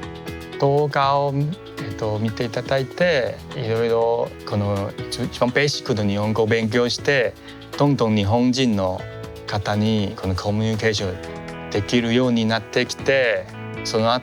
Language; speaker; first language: Japanese; non-native, fluent; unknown